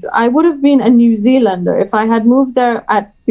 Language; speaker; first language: English; early bilingual, other home language; Persian